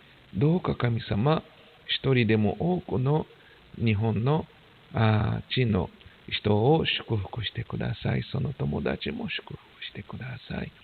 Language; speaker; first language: Japanese; non-native, fluent; Portuguese